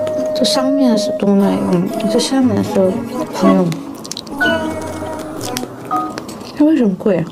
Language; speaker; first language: Chinese; non-native, learner; Korean